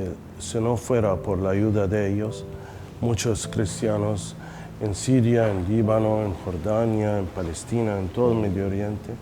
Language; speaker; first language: Spanish; non-native, fluent; Arabic